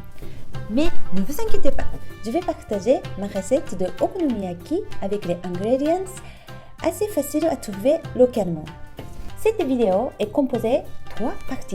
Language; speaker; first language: French; non-native, fluent; Japanese